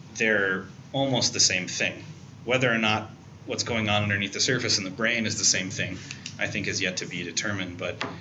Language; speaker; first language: English; native; English